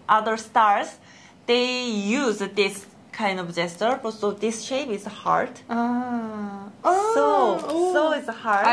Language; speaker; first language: English; non-native, learner; Korean